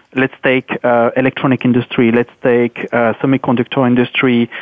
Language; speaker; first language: English; non-native, fluent; French